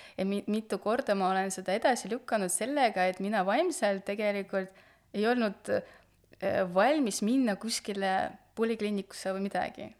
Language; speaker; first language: Estonian; non-native, local second language; Russian